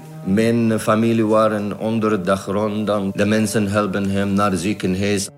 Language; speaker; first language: Dutch; non-native, learner; Arabic